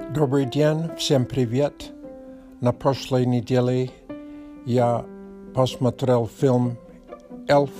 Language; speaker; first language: Russian; non-native, learner; Polish